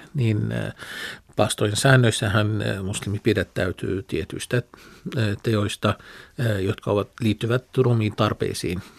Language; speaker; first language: Finnish; non-native, fluent; Arabic